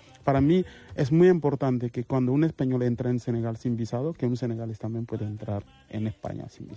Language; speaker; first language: Spanish; non-native, fluent; Wolof